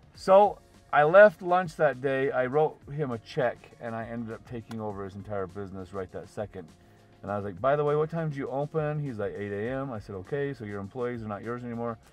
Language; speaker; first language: English; native; English